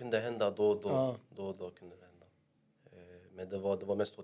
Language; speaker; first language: Swedish; early bilingual, other home language; Arabic